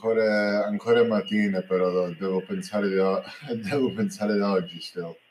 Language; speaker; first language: Italian; early bilingual, heritage; English